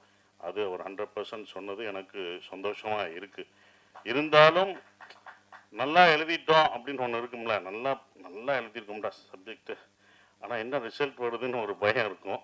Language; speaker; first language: Tamil; native; Tamil